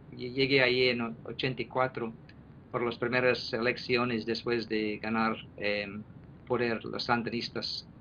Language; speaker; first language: Spanish; non-native, fluent; English